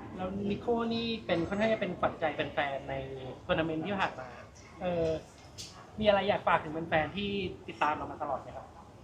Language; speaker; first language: Thai; native; Thai